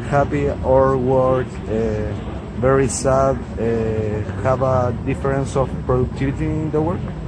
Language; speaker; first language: English; non-native, learner; Spanish